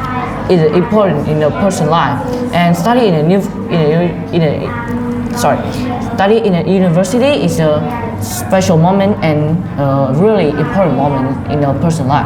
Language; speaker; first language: English; non-native, learner; Vietnamese